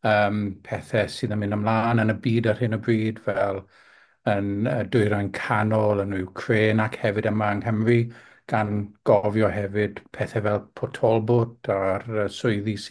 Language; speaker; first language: Welsh; non-native, local second language; English